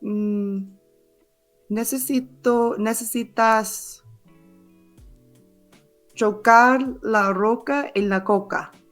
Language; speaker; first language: Spanish; non-native, learner; English